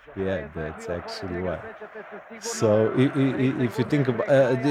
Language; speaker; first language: English; non-native, learner; Serbian